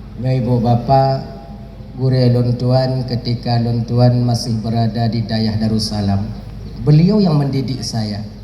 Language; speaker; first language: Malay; non-native, local second language; Achinese